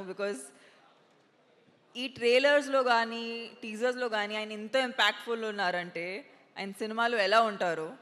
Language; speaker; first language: Telugu; non-native, fluent; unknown